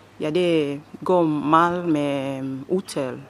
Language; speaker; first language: Danish; non-native, learner; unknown